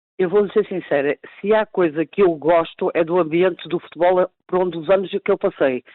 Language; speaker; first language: Portuguese; native; Portuguese